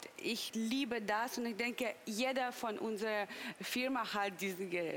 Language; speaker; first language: German; non-native, learner; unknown